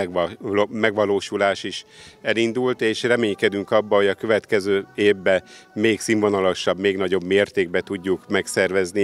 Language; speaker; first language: Hungarian; native; Hungarian